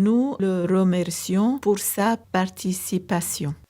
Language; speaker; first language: French; non-native, learner; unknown